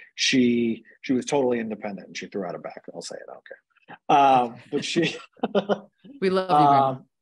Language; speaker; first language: English; native; English